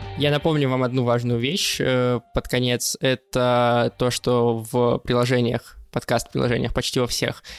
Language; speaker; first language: Russian; native; Russian